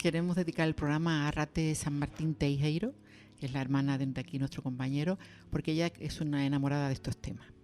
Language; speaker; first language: Spanish; native; Spanish